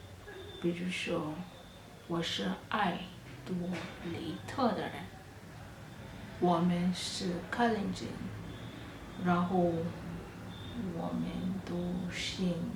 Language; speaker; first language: Chinese; non-native, fluent; Kalenjin